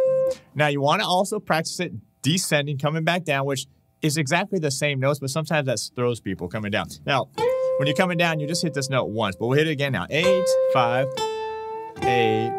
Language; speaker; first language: English; native; English